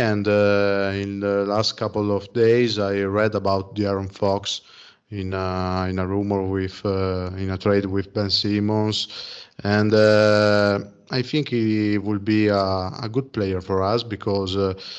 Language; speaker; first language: English; non-native, learner; Italian